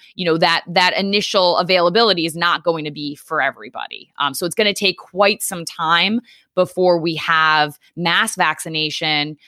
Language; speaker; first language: English; native; English